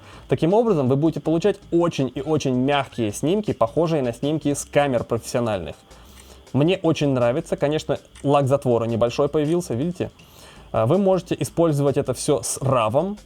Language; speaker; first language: Russian; native; Russian